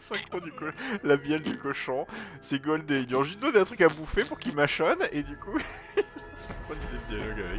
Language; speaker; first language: French; native; French